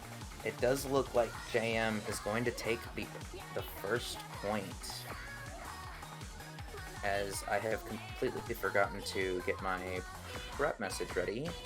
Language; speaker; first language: English; native; English